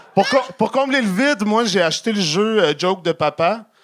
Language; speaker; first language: French; native; French